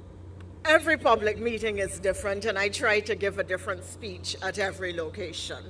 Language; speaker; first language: English; native; English